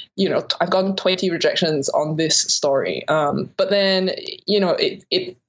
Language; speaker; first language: English; native; English